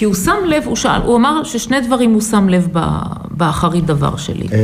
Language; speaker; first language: Hebrew; native; Hebrew